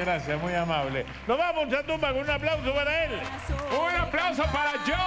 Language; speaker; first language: Spanish; native; Spanish